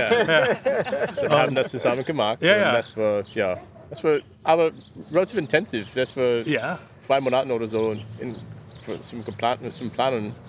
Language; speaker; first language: German; non-native, learner; English